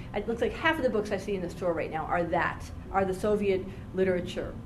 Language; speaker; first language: English; native; English